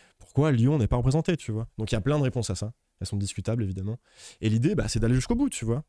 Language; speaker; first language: French; native; French